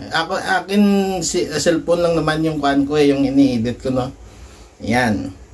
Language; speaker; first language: Filipino; non-native, local second language; Hiligaynon